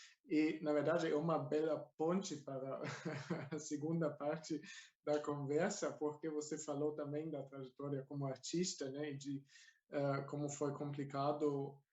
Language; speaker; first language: Portuguese; non-native, fluent; German